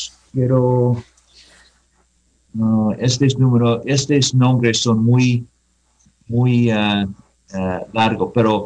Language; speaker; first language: Spanish; non-native, learner; English